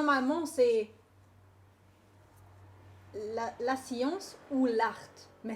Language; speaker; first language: French; non-native, learner; English